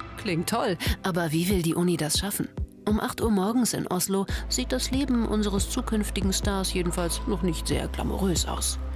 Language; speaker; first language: German; native; German